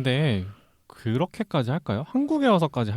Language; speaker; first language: Korean; native; Korean